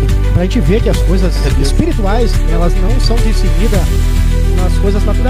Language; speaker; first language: Portuguese; native; Portuguese